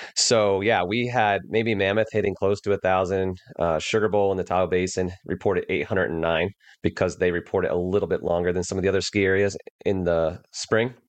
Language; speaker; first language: English; native; English